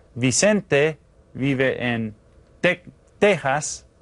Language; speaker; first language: Spanish; non-native, fluent; English